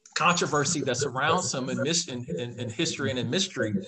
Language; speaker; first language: English; native; English